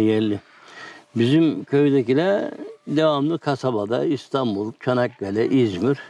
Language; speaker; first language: Turkish; native; Turkish